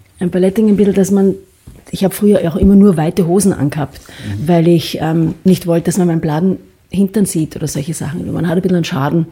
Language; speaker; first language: German; early bilingual, other home language; English